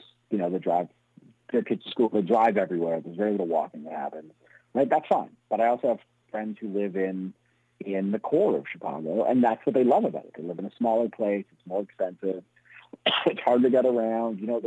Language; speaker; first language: English; native; English